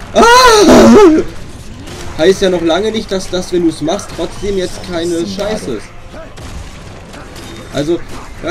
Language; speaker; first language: German; native; German